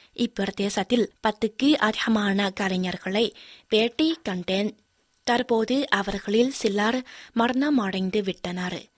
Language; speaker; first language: Tamil; non-native, fluent; Chinese